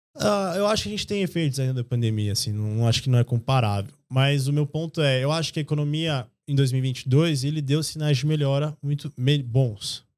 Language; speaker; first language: Portuguese; native; Portuguese